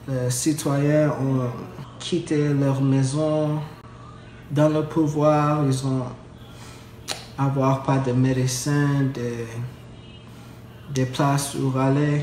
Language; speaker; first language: French; non-native, learner; English